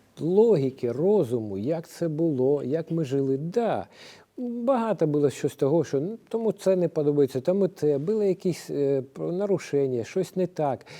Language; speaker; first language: Ukrainian; non-native, local second language; Russian